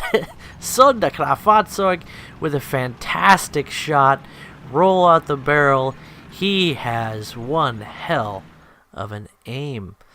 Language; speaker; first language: English; native; English